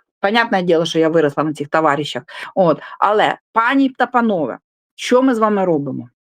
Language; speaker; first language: Ukrainian; non-native, local second language; Russian